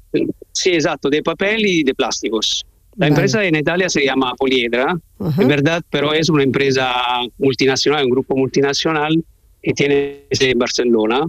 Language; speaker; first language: Spanish; non-native, learner; Italian